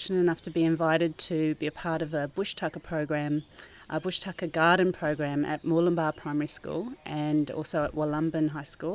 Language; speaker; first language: English; native; English